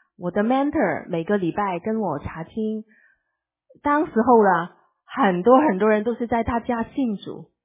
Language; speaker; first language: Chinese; early bilingual, heritage; Cantonese